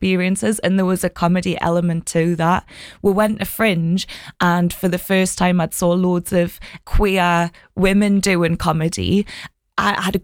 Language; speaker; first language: English; native; English